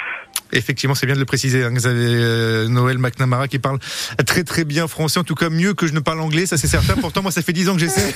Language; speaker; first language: French; native; French